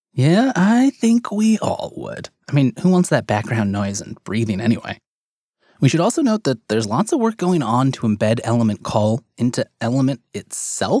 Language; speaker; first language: English; native; English